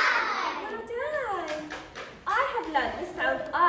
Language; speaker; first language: English; native; English